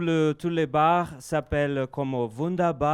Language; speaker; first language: French; non-native, learner; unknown